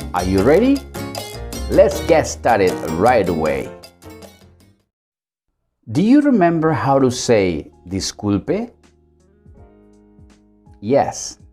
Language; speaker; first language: English; non-native, fluent; Spanish